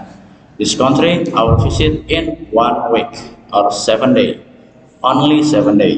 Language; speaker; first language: English; non-native, learner; Indonesian